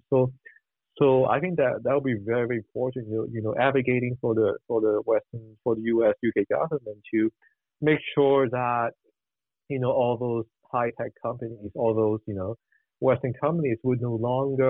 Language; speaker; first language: English; non-native, local second language; Cantonese